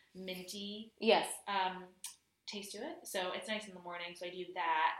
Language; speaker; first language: English; native; English